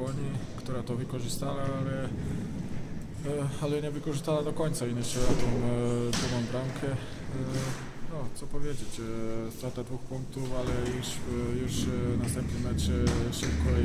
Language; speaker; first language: Polish; non-native, fluent; Bosnian